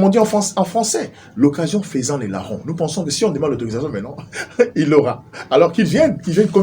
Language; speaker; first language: French; non-native, local second language; Lingala